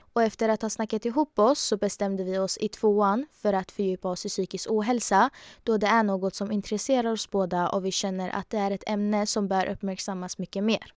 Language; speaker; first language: Swedish; early bilingual, other home language; Persian